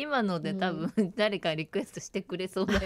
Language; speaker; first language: Japanese; native; Japanese